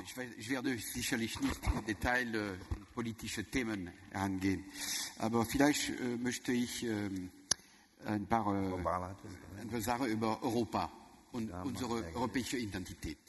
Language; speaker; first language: German; non-native, learner; French